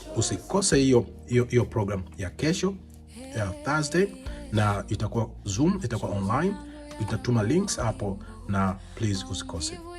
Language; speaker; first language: Swahili; native; Swahili